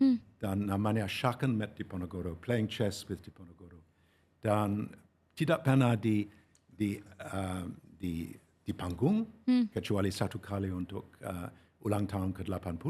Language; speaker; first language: Indonesian; non-native, fluent; English